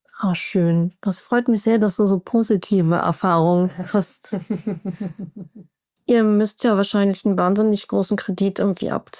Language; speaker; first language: German; native; German